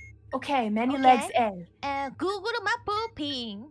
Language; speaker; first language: English; non-native, learner; Japanese